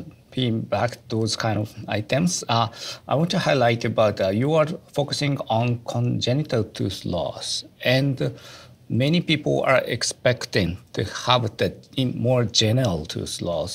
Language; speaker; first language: English; non-native, fluent; Japanese